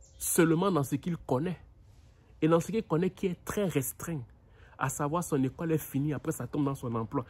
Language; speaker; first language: French; native; French